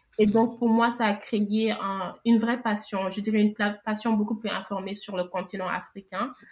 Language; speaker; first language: French; non-native, local second language; Wolof